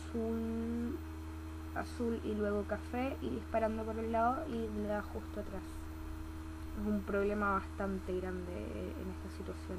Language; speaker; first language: Spanish; native; Spanish